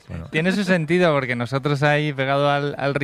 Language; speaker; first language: Spanish; native; Spanish